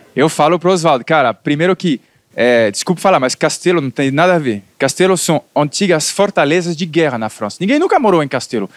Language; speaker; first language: Portuguese; non-native, fluent; French